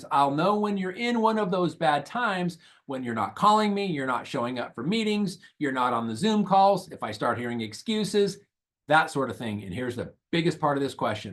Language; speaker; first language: English; native; English